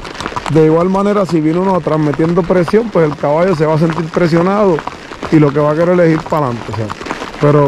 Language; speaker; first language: Spanish; native; Spanish